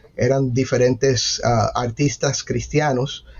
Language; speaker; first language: Spanish; early bilingual, heritage; Spanish